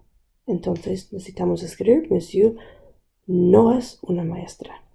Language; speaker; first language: Spanish; non-native, local second language; English